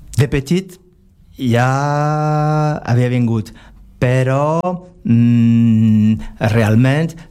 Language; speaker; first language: Catalan; non-native, learner; French